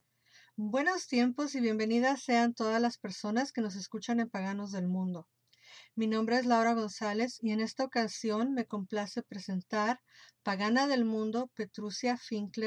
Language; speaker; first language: Spanish; native; Spanish